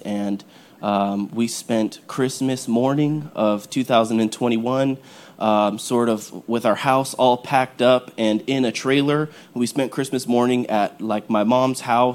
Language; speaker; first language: English; native; English